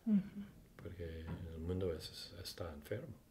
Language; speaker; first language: Spanish; non-native, fluent; English